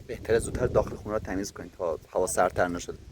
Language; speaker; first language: Persian; native; Persian